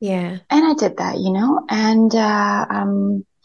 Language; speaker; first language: English; non-native, fluent; Spanish